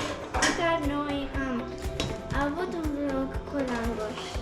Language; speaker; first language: Romanian; early bilingual, heritage; Romanian